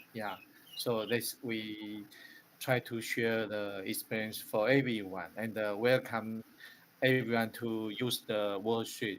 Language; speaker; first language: English; non-native, learner; Chinese